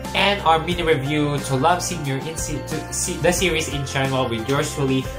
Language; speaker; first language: English; non-native, local second language; Filipino